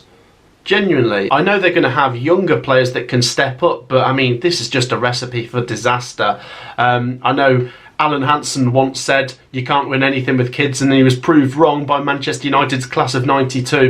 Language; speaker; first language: English; native; English